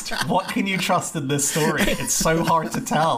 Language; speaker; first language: English; native; English